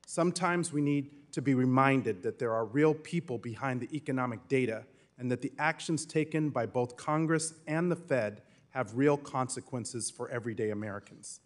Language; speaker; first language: English; native; English